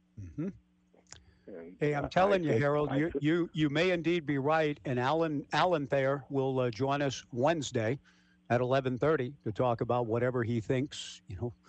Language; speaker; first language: English; native; English